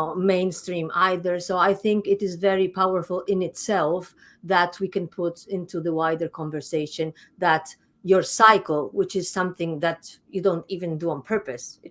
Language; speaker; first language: English; non-native, fluent; Italian